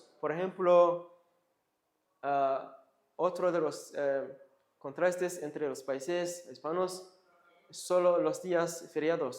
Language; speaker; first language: Spanish; non-native, fluent; Kinyarwanda